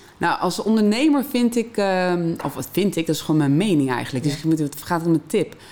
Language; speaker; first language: Dutch; native; Dutch